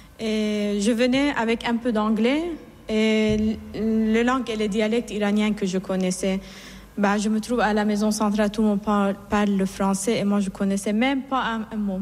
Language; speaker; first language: French; non-native, fluent; Assyrian Neo-Aramaic